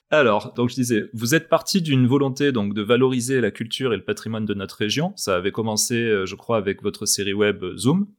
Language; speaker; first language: French; native; French